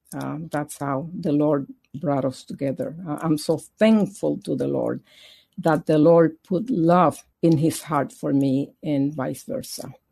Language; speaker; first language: English; non-native, fluent; Spanish